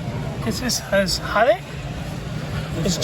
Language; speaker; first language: English; native; English